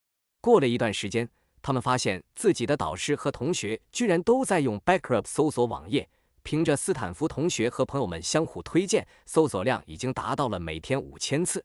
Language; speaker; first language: Chinese; native; Chinese